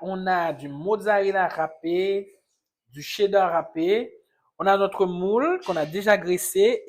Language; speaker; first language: French; non-native, local second language; Haitian Creole